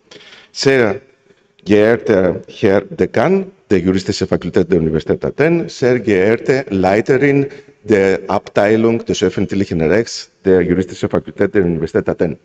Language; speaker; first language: German; non-native, fluent; Greek